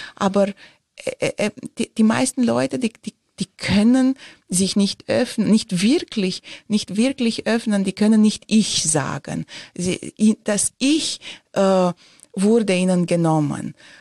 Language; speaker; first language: German; non-native, fluent; Romanian